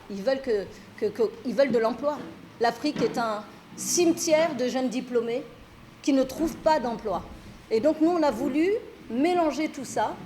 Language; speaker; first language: French; early bilingual, other home language; Fula